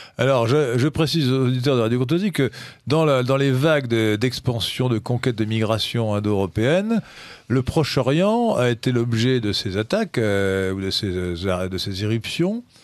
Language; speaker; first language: French; native; French